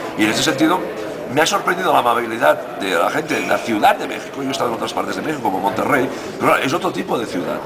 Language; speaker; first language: Spanish; non-native, local second language; Catalan